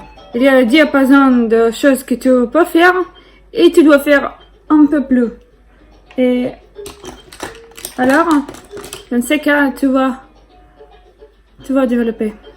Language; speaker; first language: French; non-native, learner; Russian